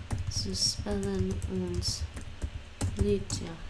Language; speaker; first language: German; non-native, learner; English